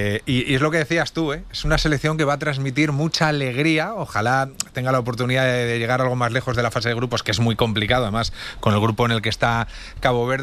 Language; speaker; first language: Spanish; native; Spanish